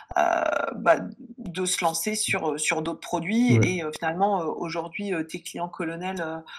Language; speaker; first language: French; native; French